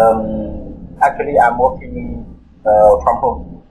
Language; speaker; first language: English; non-native, learner; Vietnamese